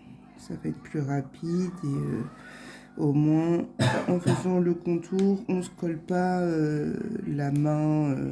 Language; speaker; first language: French; native; French